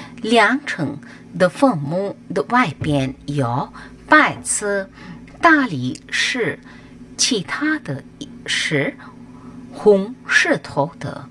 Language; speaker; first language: Chinese; non-native, learner; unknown